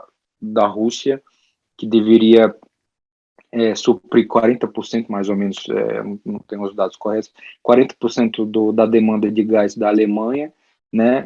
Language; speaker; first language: Portuguese; early bilingual, heritage; Portuguese